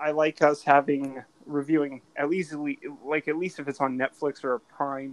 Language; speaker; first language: English; native; English